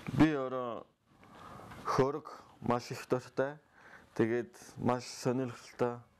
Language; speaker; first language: Mongolian; non-native, learner; French